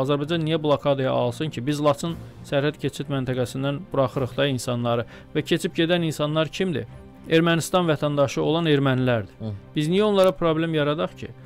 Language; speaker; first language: Azerbaijani; native; Azerbaijani